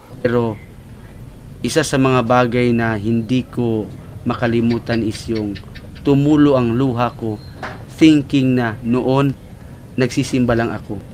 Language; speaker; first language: Filipino; non-native, local second language; Cebuano